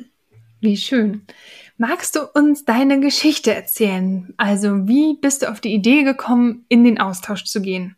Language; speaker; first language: German; native; German